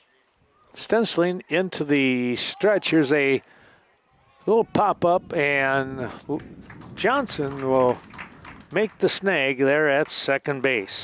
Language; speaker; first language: English; native; English